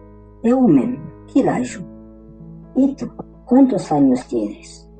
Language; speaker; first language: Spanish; non-native, learner; Haitian Creole